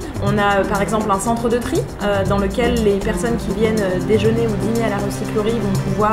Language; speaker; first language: French; native; French